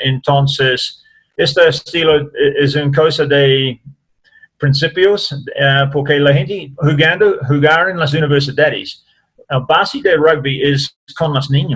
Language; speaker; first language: Spanish; non-native, learner; English